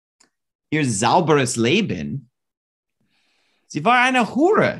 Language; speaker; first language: German; non-native, learner; English